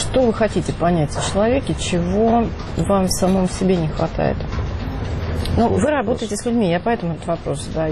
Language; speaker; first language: Russian; native; Russian